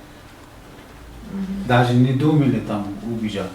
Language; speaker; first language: Russian; non-native, learner; Uzbek